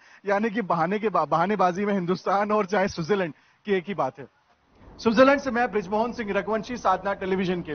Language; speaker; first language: Hindi; native; Hindi